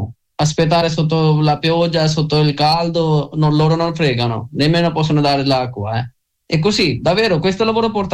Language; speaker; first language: Italian; non-native, learner; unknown